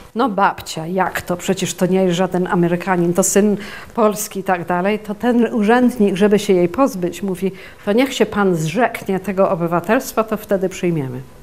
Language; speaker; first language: Polish; early bilingual, heritage; Polish